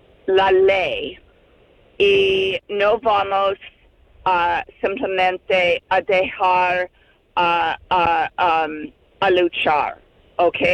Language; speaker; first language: Spanish; non-native, fluent; English